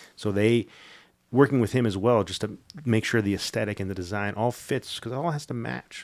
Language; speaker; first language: English; native; English